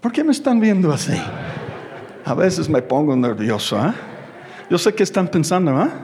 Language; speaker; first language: Spanish; early bilingual, other home language; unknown